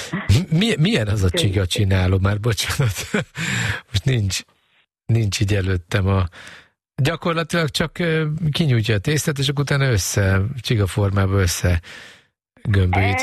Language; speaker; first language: Hungarian; native; Hungarian